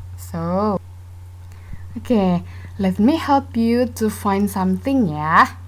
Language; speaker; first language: English; non-native, learner; Indonesian